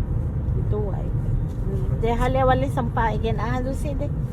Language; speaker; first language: Danish; non-native, learner; Filipino